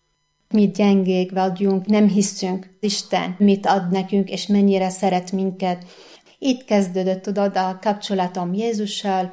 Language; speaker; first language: Hungarian; non-native, fluent; Arabic